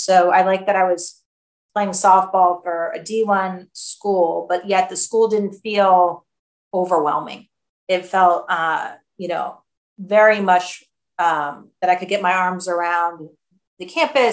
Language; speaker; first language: English; native; English